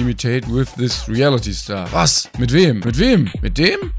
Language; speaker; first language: German; native; German